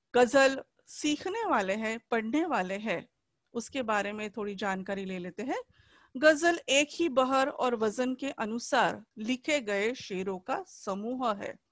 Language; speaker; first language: Hindi; non-native, local second language; Marathi